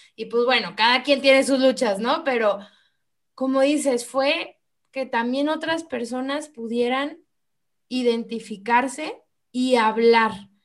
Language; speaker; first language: Spanish; native; Spanish